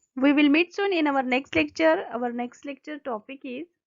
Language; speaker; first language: English; non-native, local second language; Marathi